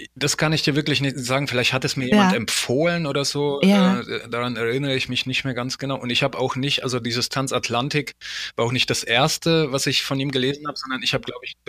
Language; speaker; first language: German; early bilingual, other home language; Polish